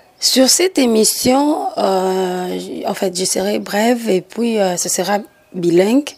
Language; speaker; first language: French; non-native, local second language; Lingala